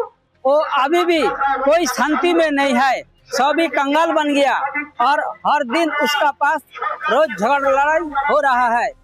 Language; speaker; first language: Hindi; non-native, local second language; Bangla